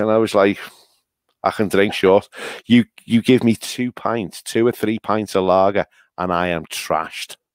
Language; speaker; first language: English; native; English